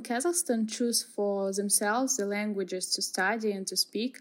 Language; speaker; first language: English; non-native, fluent; Kazakh